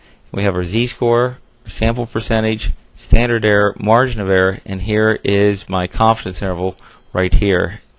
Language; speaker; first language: English; native; English